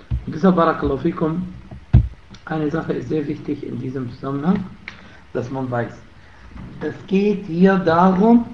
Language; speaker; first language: German; non-native, fluent; Arabic